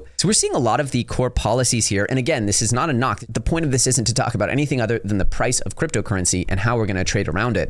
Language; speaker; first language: English; native; English